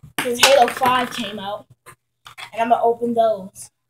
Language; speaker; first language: English; native; English